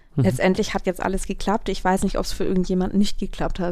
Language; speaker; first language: German; native; German